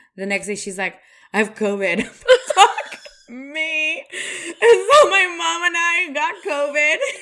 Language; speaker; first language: English; non-native, fluent; Spanish